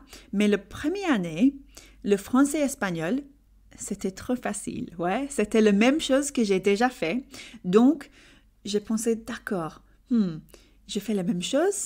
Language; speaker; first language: French; non-native, learner; English